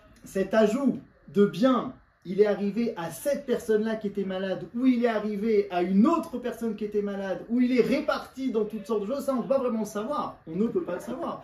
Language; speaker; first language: French; native; French